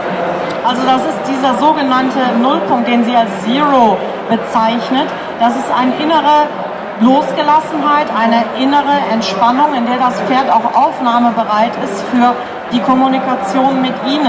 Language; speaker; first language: German; native; German